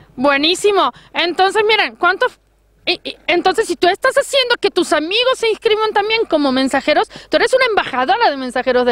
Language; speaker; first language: Spanish; native; Spanish